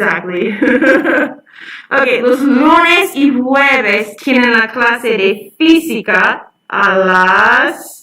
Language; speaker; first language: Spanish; non-native, fluent; English